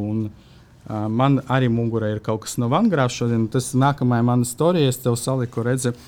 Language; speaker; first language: Latvian; non-native, local second language; Russian